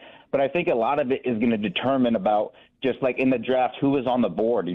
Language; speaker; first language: English; native; English